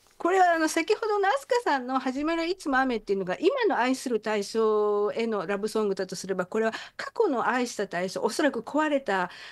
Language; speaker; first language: Japanese; native; Japanese